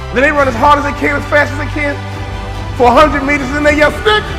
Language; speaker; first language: English; native; English